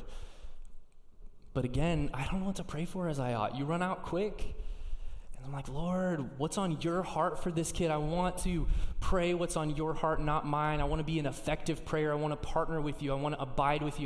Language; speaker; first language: English; native; English